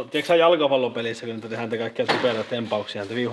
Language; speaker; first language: Finnish; native; Finnish